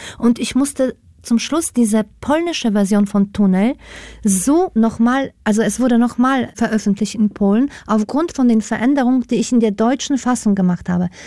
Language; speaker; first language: German; non-native, fluent; Polish